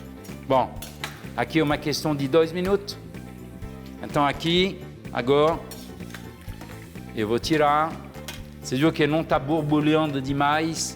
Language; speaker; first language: Portuguese; non-native, fluent; French